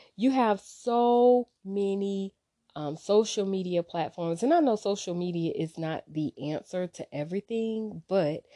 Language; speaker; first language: English; native; English